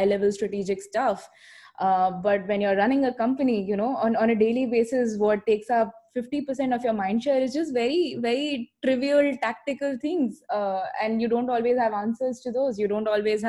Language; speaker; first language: English; non-native, local second language; Hindi